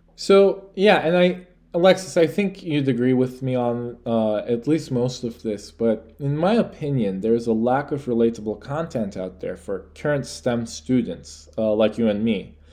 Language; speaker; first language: English; early bilingual, other home language; Turkish